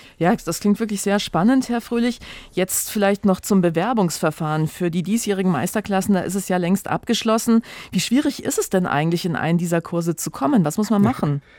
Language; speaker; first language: German; native; German